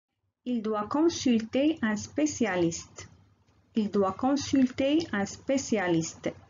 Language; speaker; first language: French; non-native, local second language; Arabic